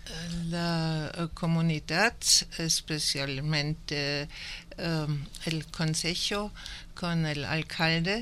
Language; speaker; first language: Spanish; non-native, learner; German